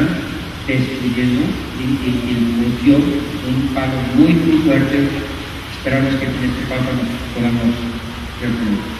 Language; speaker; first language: Spanish; native; Spanish